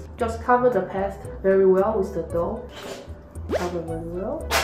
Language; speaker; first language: English; non-native, fluent; Chinese